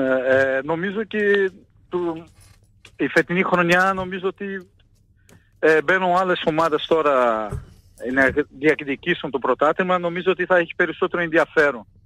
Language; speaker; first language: Greek; non-native, fluent; Portuguese